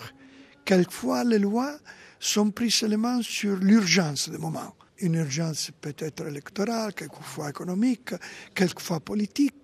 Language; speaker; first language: French; non-native, fluent; Italian